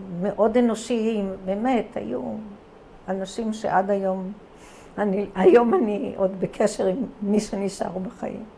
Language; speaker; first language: Hebrew; early bilingual, other home language; Croatian